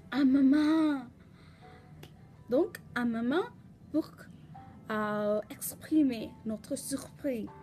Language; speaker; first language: French; non-native, learner; Nepali